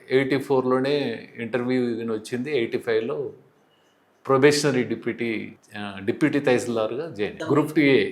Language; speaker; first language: Telugu; native; Telugu